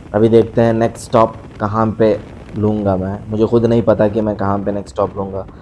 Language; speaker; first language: Hindi; non-native, local second language; Urdu